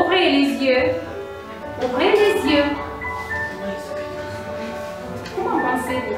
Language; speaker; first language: French; non-native, fluent; Russian